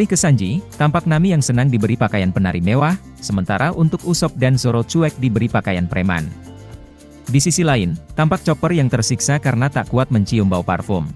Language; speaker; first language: Indonesian; native; Indonesian